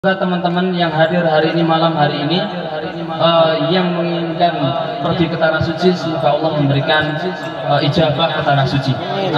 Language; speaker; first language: Indonesian; non-native, local second language; Javanese